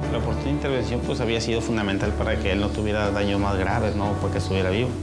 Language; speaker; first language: Spanish; native; Spanish